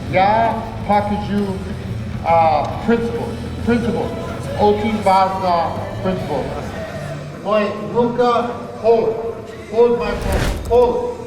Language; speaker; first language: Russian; non-native, learner; English